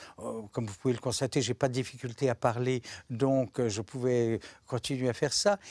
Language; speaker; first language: French; native; French